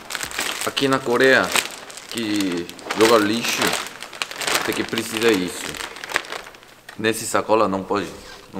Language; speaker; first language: Portuguese; non-native, learner; Korean